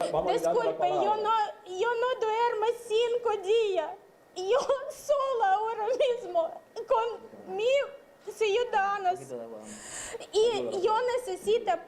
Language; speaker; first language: Spanish; non-native, learner; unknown